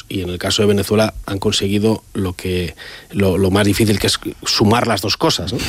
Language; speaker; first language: Spanish; native; Spanish